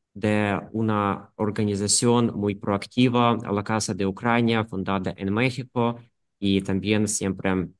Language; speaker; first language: Spanish; non-native, fluent; Ukrainian